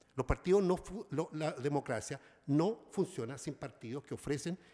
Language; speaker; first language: Spanish; native; Spanish